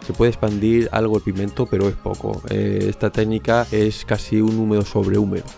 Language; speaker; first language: Spanish; native; Spanish